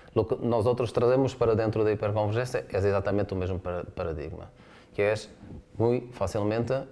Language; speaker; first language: Spanish; non-native, learner; Portuguese